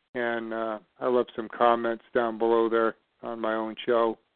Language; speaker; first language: English; native; English